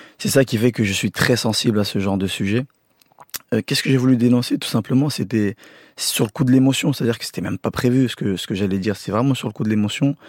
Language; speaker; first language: French; early bilingual, other home language; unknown